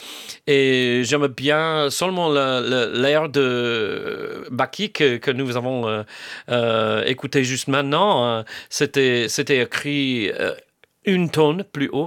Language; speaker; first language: French; non-native, fluent; English